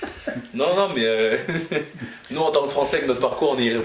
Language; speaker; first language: French; native; French